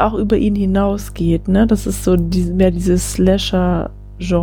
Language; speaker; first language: German; native; German